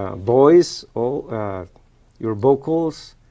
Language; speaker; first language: English; non-native, fluent; Spanish